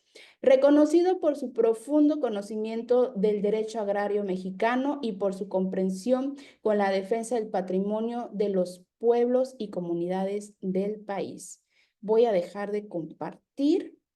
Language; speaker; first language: Spanish; native; Spanish